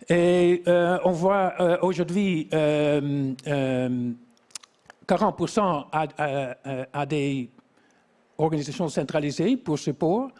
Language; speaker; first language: French; non-native, fluent; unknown